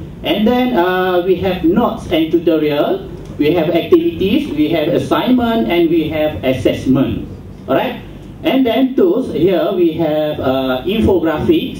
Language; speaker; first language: English; non-native, local second language; Malay